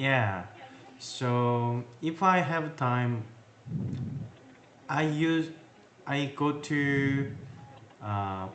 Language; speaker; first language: English; non-native, learner; Korean